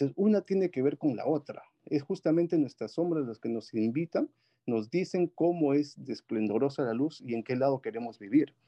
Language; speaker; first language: Spanish; native; Spanish